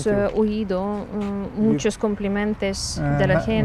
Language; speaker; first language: Spanish; non-native, learner; Ukrainian